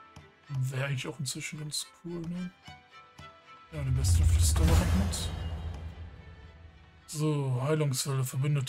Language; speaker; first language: German; native; German